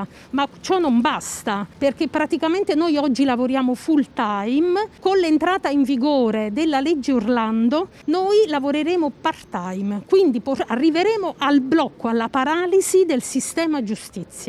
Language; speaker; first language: Italian; native; Italian